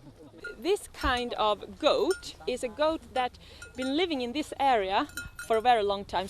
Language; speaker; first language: English; non-native, fluent; Swedish